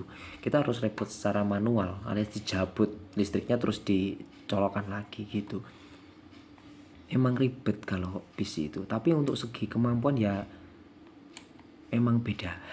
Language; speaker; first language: Indonesian; native; Indonesian